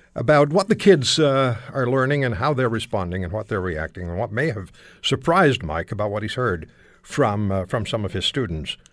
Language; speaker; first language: English; native; English